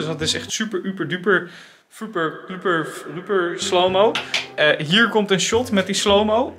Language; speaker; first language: Dutch; native; Dutch